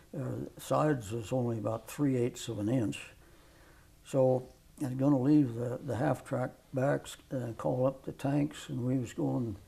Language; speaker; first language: English; native; English